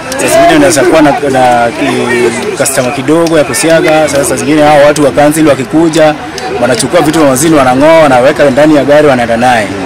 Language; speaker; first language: Swahili; non-native, local second language; Luo (Kenya and Tanzania)